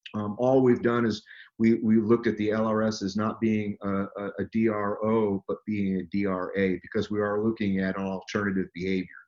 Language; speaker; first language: English; native; English